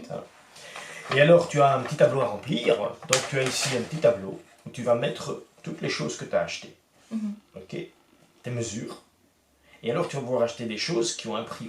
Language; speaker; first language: French; native; French